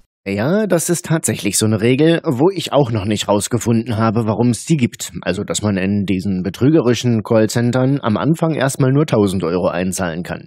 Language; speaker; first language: German; native; German